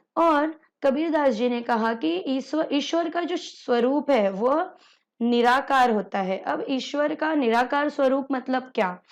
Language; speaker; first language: Hindi; native; Hindi